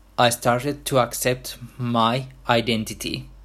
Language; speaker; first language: English; non-native, fluent; Finnish